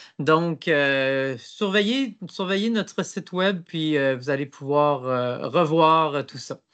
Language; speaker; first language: French; native; French